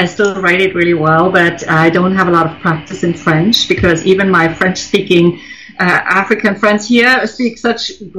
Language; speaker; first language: English; non-native, fluent; German